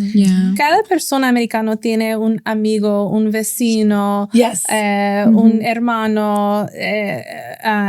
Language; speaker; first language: Spanish; non-native, fluent; English